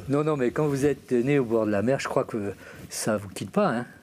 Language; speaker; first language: French; native; French